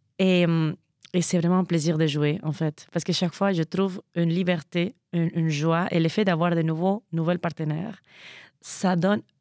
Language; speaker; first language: French; non-native, fluent; Spanish